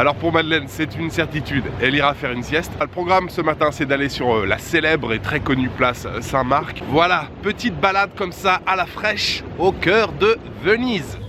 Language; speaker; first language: French; native; French